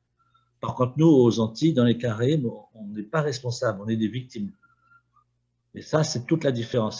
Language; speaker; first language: French; native; French